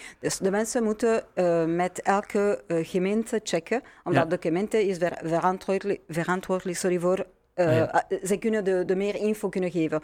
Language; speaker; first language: Dutch; non-native, learner; French